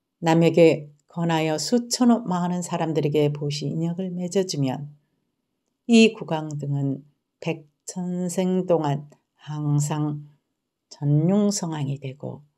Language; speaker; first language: Korean; native; Korean